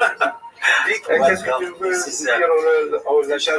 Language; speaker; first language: French; non-native, learner; English